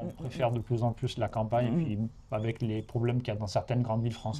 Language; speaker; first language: French; native; French